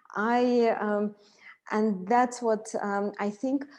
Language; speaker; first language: English; non-native, fluent; Russian